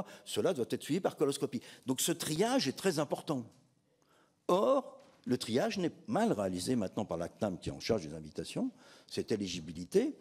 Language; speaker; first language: French; native; French